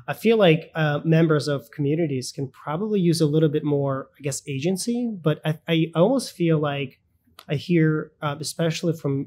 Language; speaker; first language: English; early bilingual, other home language; Russian